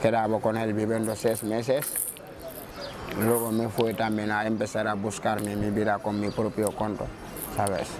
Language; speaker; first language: Spanish; non-native, learner; Wolof